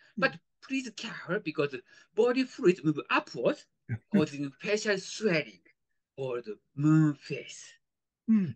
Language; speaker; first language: English; non-native, fluent; Japanese